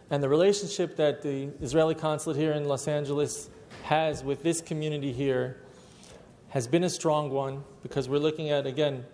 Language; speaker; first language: English; native; English